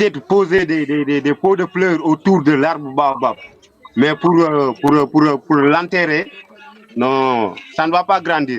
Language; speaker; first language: French; non-native, local second language; Wolof